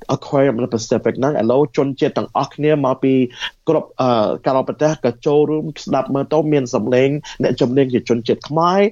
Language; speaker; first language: Khmer; early bilingual, heritage; Khmer